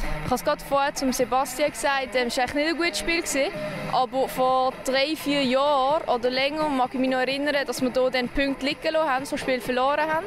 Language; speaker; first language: German; native; German